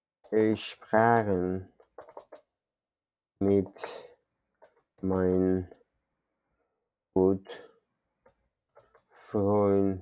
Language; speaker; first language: German; non-native, learner; Turkish